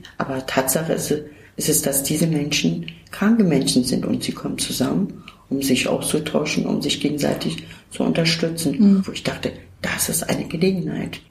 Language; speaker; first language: German; non-native, fluent; Turkish